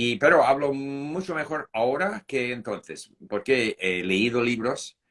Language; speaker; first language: Spanish; non-native, fluent; English